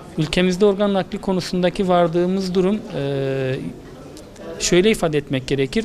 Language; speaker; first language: Turkish; native; Turkish